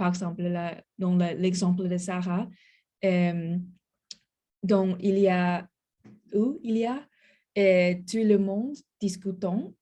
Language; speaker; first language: French; non-native, learner; English